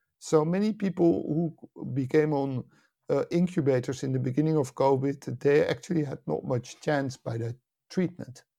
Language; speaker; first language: English; non-native, fluent; Dutch